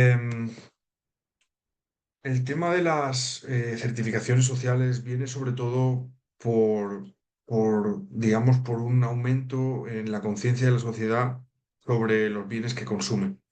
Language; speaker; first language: Spanish; native; Spanish